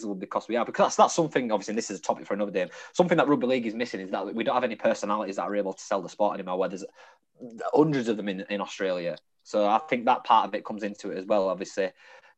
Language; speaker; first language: English; native; English